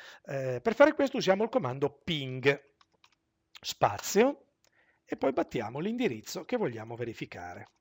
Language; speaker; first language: Italian; native; Italian